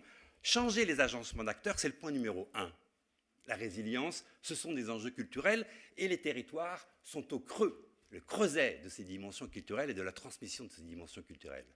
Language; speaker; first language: French; native; French